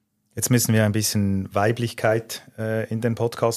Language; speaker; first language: German; native; German